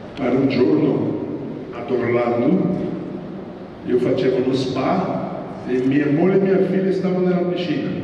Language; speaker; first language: Italian; non-native, fluent; Portuguese